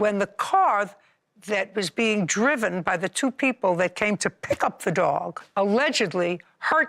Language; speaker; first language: English; native; English